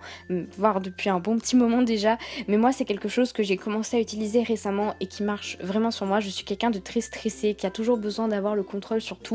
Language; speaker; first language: French; native; French